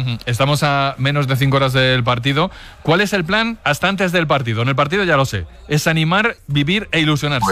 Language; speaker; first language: Spanish; native; Spanish